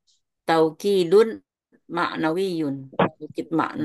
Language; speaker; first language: Arabic; non-native, learner; Indonesian